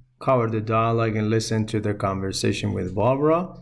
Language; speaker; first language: English; non-native, fluent; Persian